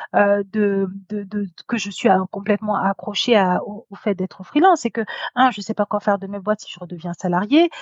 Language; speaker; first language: French; native; French